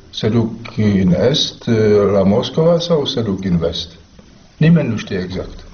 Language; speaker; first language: Romanian; non-native, fluent; Czech